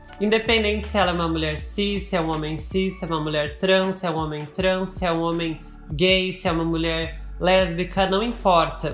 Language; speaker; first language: Portuguese; native; Portuguese